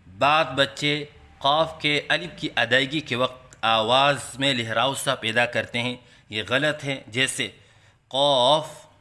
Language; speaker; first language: Urdu; native; Urdu